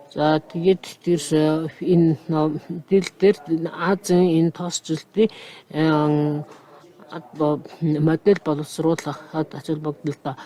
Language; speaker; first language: Mongolian; non-native, fluent; Japanese